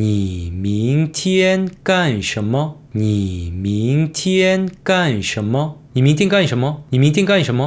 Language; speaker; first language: Chinese; non-native, fluent; Korean